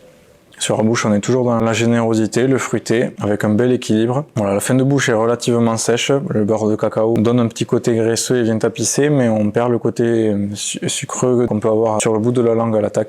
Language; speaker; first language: French; native; French